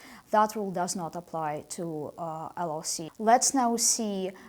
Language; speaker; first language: English; non-native, fluent; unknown